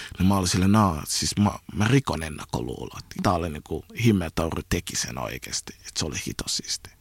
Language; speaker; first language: Finnish; early bilingual, other home language; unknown